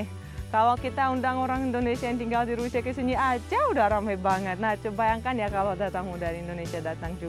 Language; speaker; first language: Indonesian; non-native, fluent; Russian